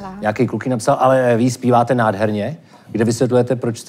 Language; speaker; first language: Czech; native; Czech